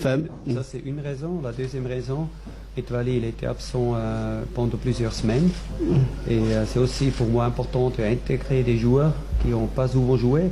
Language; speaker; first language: French; non-native, fluent; German